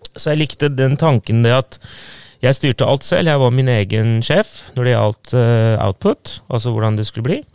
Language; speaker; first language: Norwegian; non-native, fluent; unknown